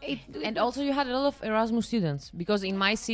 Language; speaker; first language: English; non-native, fluent; Greek